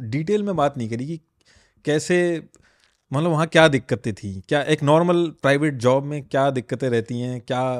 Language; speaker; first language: Hindi; native; Hindi